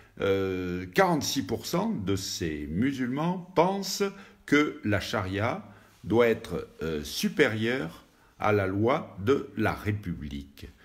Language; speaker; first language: French; native; French